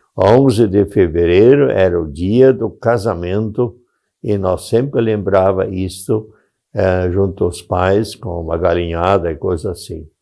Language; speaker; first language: Portuguese; non-native, local second language; German